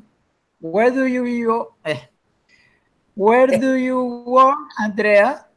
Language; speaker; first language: English; non-native, learner; Spanish